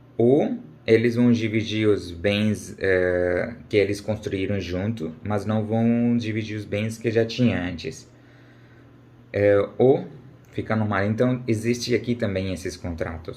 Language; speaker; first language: Portuguese; non-native, learner; Urdu